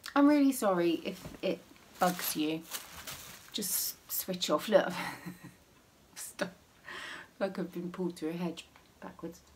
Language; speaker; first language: English; native; English